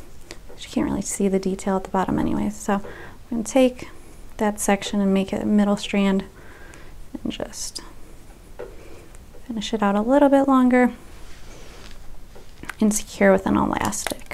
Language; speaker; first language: English; native; English